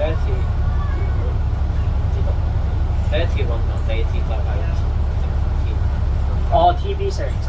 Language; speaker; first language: Cantonese; native; Cantonese